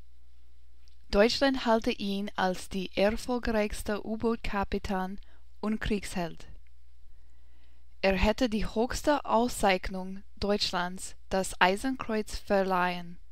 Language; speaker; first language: German; non-native, learner; English